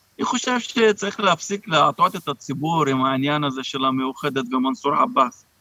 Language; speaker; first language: Hebrew; non-native, local second language; Arabic